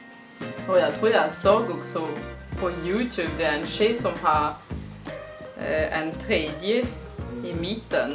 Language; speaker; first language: Swedish; non-native, fluent; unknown